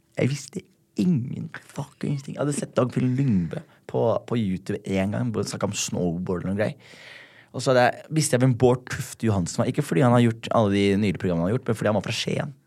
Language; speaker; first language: Norwegian; early bilingual, other home language; Somali